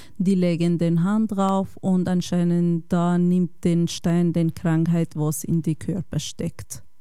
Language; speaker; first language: German; non-native, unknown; Bosnian